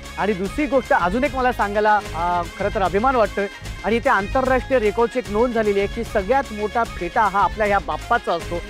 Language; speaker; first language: Marathi; native; Marathi